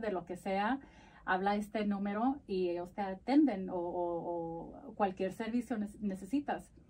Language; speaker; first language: Spanish; early bilingual, heritage; Spanish